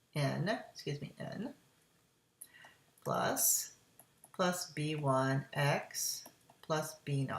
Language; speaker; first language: English; native; English